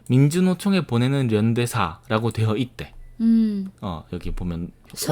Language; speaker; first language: Korean; native; Korean